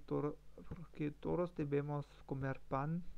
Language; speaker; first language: Spanish; non-native, learner; German